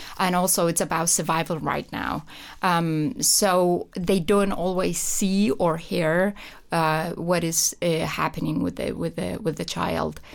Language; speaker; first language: English; non-native, fluent; Persian